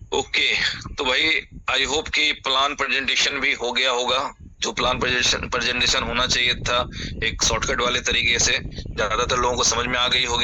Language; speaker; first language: Hindi; native; Hindi